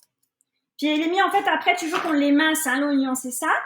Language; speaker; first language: French; native; French